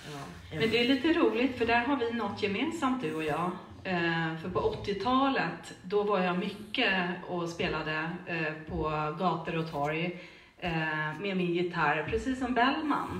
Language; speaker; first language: Swedish; native; Swedish